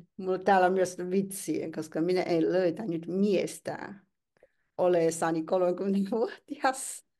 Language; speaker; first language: Finnish; non-native, learner; Chinese